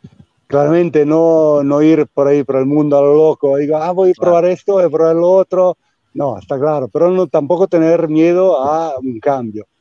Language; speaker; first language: Spanish; non-native, fluent; Italian